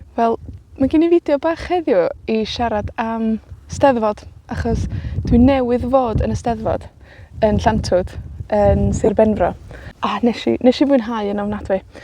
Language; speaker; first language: Welsh; native; Welsh